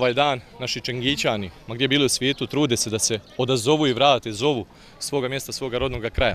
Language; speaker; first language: Serbian; native; Serbian